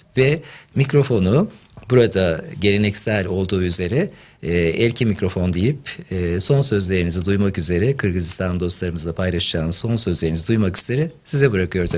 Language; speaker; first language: Turkish; native; Turkish